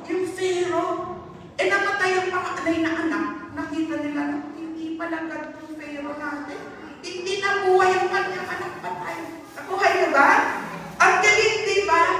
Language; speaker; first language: Filipino; non-native, local second language; Iloko